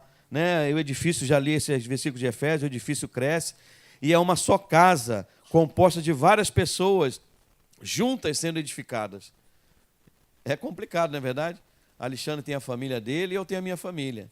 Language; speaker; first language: Portuguese; native; Portuguese